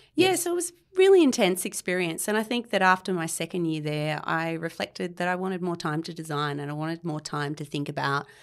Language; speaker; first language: English; native; English